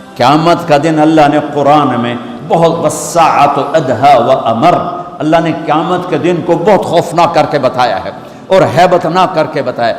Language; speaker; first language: Urdu; non-native, local second language; Punjabi